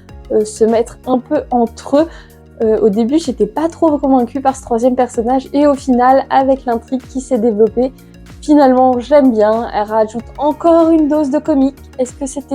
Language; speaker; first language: French; native; French